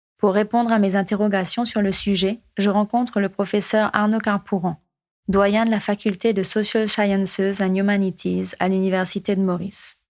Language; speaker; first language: French; non-native, local second language; Morisyen